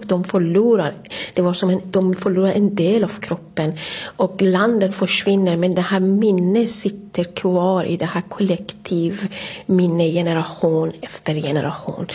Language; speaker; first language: Swedish; non-native, fluent; Persian